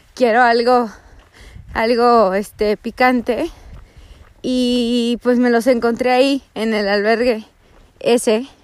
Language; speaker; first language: Spanish; native; Spanish